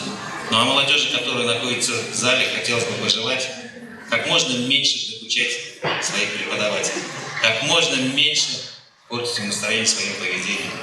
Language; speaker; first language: Russian; native; Russian